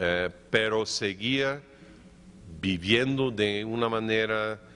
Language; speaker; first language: Spanish; non-native, fluent; English